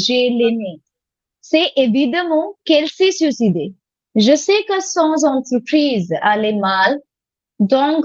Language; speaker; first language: French; non-native, learner; Hindi